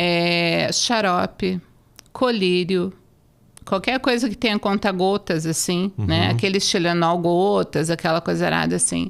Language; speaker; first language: Portuguese; native; Portuguese